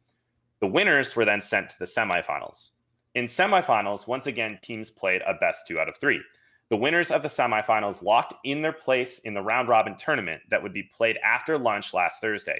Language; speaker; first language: English; native; English